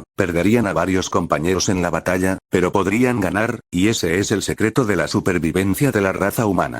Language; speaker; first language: Spanish; native; Spanish